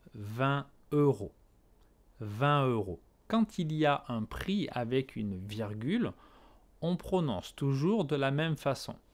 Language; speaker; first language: French; native; French